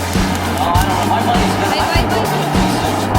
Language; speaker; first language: English; native; English